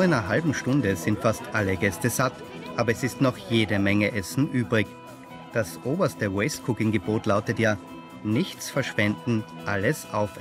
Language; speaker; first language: German; native; German